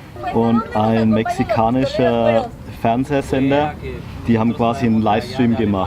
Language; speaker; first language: German; native; German